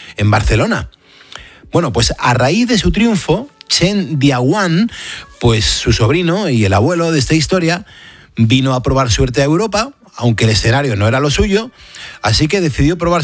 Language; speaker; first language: Spanish; native; Spanish